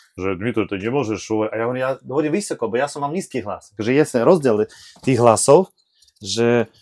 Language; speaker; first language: Slovak; non-native, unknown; Ukrainian